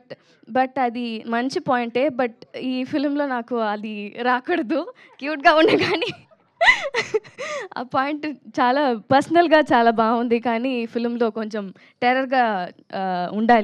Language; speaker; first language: Telugu; non-native, learner; Tamil